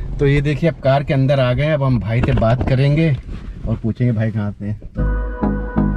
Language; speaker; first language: Hindi; native; Hindi